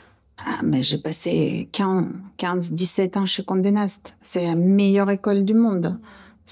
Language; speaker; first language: French; non-native, fluent; Russian